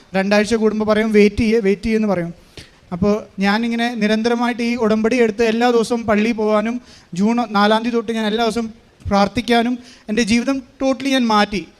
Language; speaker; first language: Malayalam; native; Malayalam